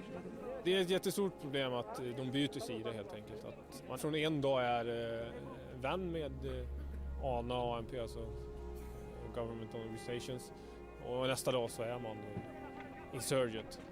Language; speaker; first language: Swedish; native; Swedish